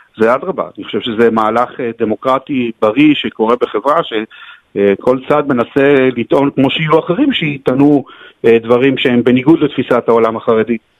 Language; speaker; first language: Hebrew; native; Hebrew